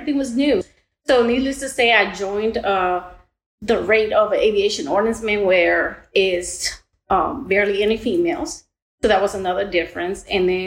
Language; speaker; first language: English; early bilingual, other home language; Spanish